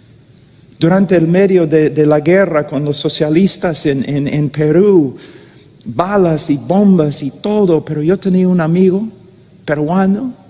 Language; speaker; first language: Spanish; non-native, fluent; English